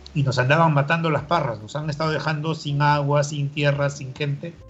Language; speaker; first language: Spanish; native; Spanish